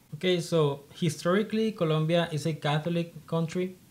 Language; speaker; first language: English; non-native, fluent; Spanish